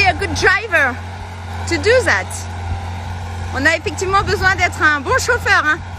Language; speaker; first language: French; native; French